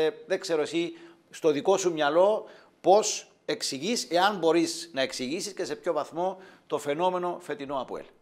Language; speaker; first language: Greek; native; Greek